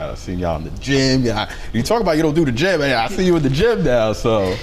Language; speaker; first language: English; native; English